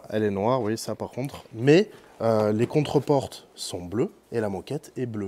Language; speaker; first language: French; native; French